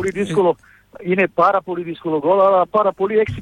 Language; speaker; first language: Greek; non-native, fluent; Serbian